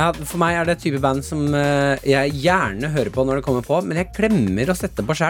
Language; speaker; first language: Norwegian; native; Norwegian